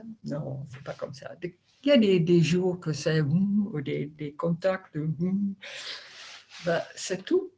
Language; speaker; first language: French; non-native, learner; Dutch